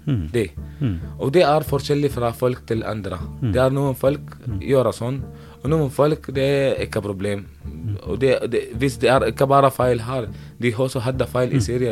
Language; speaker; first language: Norwegian; non-native, learner; Arabic